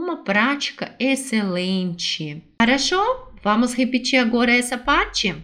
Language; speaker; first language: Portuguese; non-native, fluent; Russian